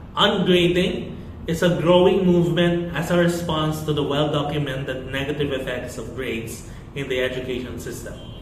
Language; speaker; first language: English; non-native, local second language; Filipino